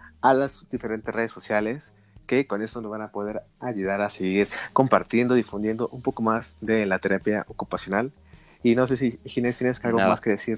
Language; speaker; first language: Spanish; native; Spanish